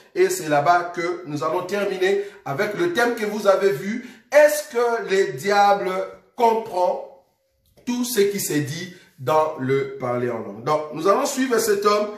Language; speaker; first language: French; non-native, local second language; Lingala